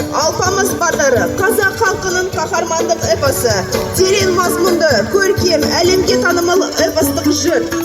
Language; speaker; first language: Kazakh; non-native, local second language; Russian